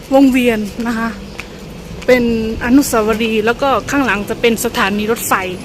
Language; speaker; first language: Thai; native; Thai